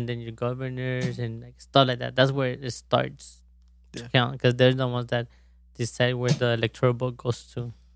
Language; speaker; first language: English; early bilingual, other home language; Spanish